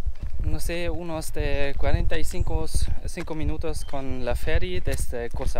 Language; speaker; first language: Spanish; non-native, learner; German